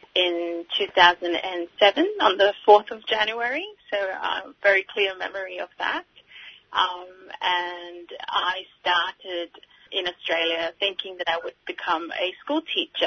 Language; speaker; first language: English; native; English